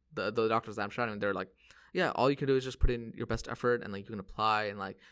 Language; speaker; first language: English; early bilingual, other home language; Hindi